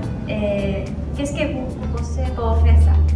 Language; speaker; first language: French; non-native, learner; Spanish